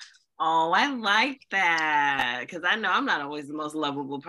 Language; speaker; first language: English; native; English